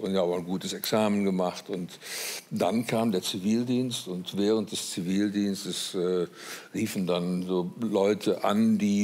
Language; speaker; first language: German; native; German